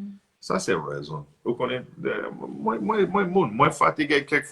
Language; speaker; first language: Haitian Creole; non-native, learner; English